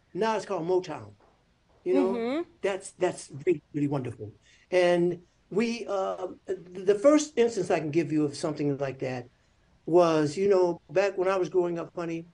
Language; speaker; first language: English; native; English